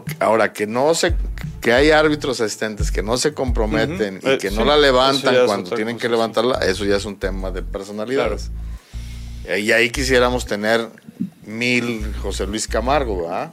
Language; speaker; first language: Spanish; native; Spanish